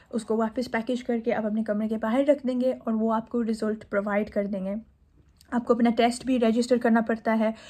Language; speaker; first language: Urdu; native; Urdu